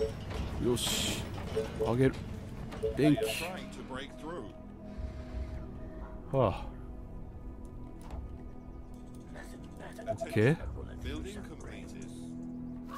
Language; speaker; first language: Japanese; native; Japanese